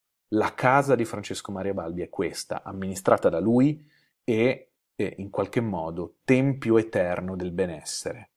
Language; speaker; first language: Italian; native; Italian